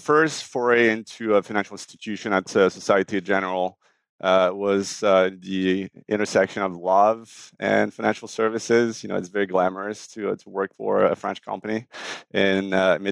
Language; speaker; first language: English; non-native, fluent; French